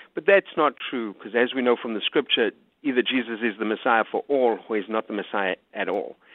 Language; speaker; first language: English; native; English